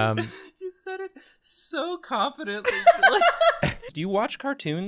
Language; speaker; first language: English; native; English